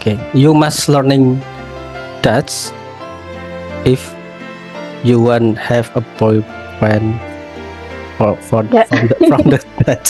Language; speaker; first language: English; non-native, learner; Indonesian